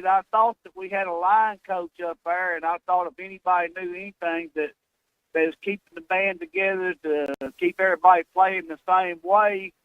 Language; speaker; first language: English; native; English